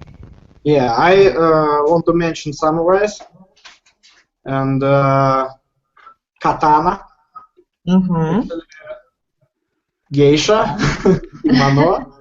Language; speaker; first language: English; non-native, learner; Russian